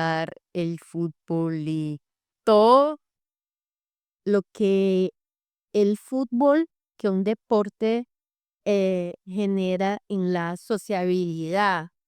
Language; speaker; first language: Spanish; non-native, fluent; Portuguese